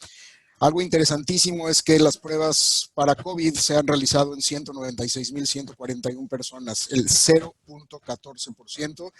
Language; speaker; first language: Spanish; native; Spanish